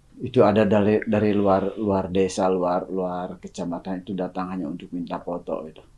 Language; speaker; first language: Indonesian; non-native, local second language; Sundanese